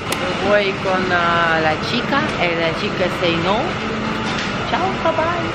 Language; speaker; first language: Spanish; non-native, learner; Ukrainian